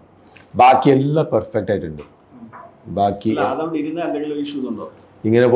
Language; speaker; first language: Malayalam; non-native, local second language; Tamil